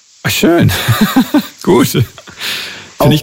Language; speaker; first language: German; native; German